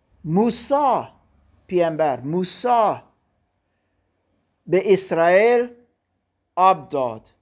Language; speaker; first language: Persian; non-native, learner; German